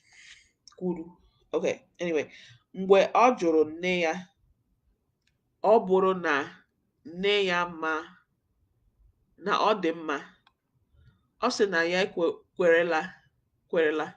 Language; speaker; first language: Igbo; non-native, learner; English